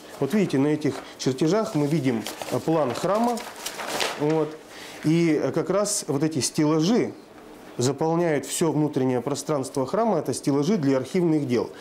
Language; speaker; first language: Russian; native; Russian